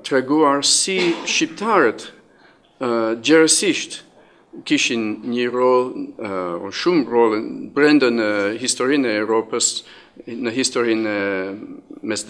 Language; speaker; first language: Albanian; non-native, fluent; English